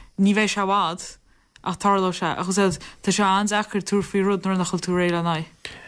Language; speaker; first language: Irish; native; Irish